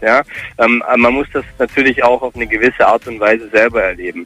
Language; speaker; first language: German; early bilingual, other home language; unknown